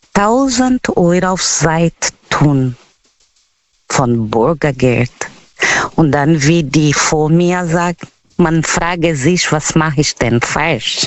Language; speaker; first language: German; non-native, fluent; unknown